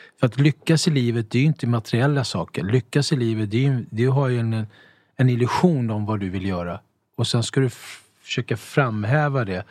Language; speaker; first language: Swedish; early bilingual, other home language; Italian